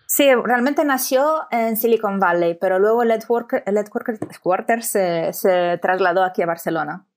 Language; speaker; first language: Spanish; non-native, fluent; Italian